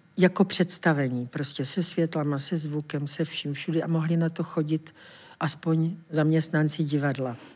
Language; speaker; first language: Czech; native; Czech